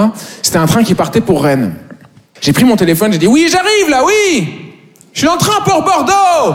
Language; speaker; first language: French; native; French